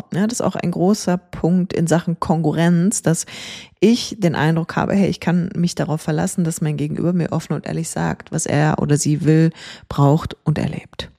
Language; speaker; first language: German; native; German